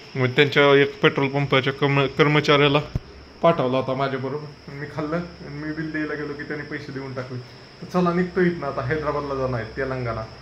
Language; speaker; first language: Marathi; native; Marathi